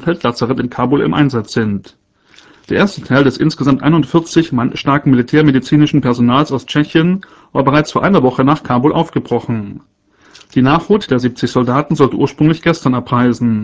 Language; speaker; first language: German; native; German